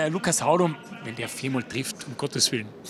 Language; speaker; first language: German; native; German